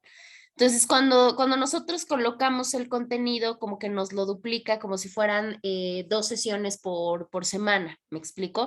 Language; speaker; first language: Spanish; native; Spanish